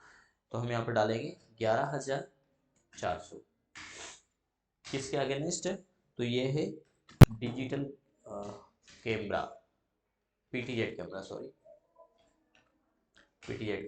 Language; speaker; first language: Hindi; native; Hindi